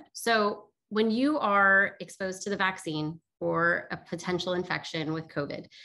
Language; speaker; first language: English; native; English